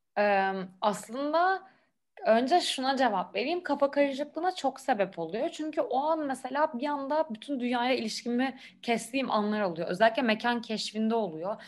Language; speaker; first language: Turkish; native; Turkish